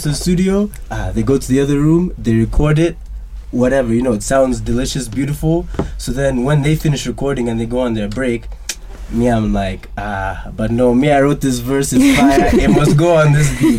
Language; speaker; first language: English; non-native, local second language; Ganda